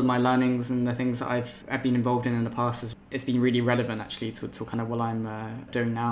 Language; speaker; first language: English; native; English